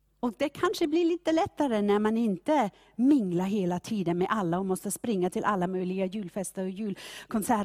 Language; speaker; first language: Swedish; non-native, fluent; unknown